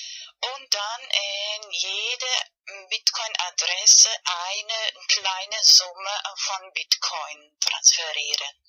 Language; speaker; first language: German; non-native, fluent; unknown